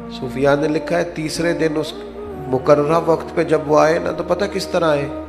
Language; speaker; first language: Urdu; non-native, local second language; Punjabi